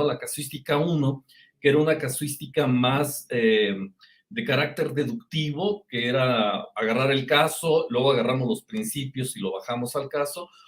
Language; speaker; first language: Spanish; native; Spanish